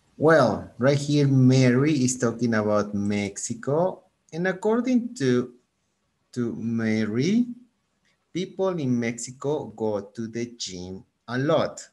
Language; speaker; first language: English; non-native, fluent; Spanish